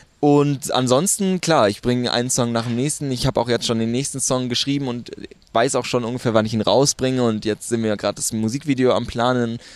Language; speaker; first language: German; native; German